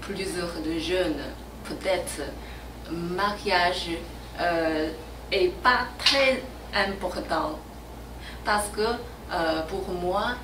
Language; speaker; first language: French; non-native, learner; Chinese